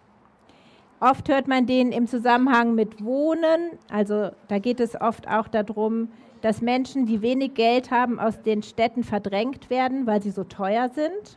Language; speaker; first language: German; native; German